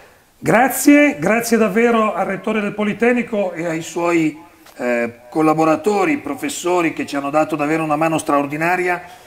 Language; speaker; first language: Italian; native; Italian